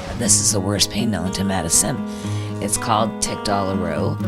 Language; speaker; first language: English; native; English